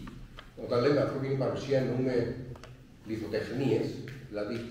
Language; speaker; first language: Greek; native; Greek